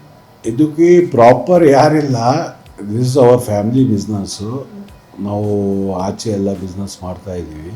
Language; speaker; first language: Kannada; non-native, local second language; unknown